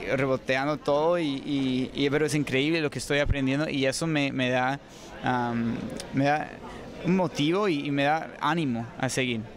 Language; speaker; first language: Spanish; non-native, fluent; English